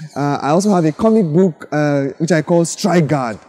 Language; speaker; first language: English; non-native, local second language; Yoruba